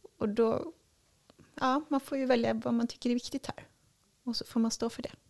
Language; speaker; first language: Swedish; native; Swedish